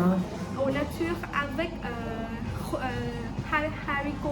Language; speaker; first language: French; non-native, learner; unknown